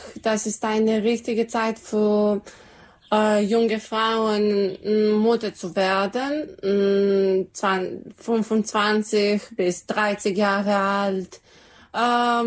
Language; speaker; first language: German; non-native, learner; Serbian